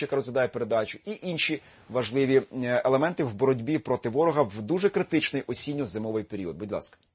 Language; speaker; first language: Ukrainian; native; Ukrainian